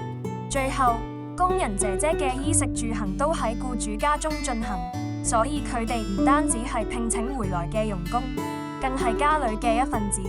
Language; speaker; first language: Cantonese; native; Cantonese